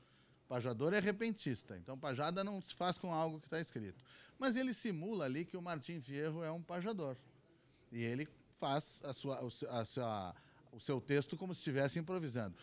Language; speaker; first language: Portuguese; native; Portuguese